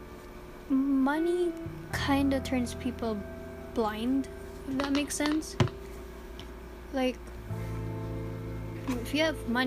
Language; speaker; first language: English; non-native, local second language; Filipino